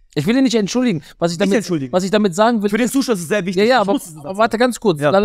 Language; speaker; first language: German; native; German